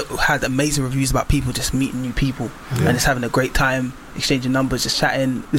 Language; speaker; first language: English; native; English